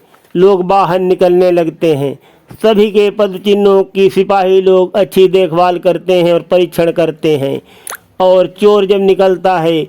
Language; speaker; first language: Hindi; native; Hindi